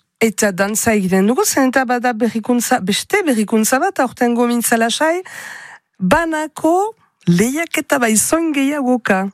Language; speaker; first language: Basque; native; Basque